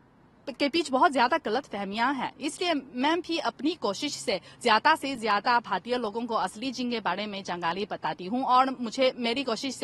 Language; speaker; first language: Hindi; non-native, fluent; Chinese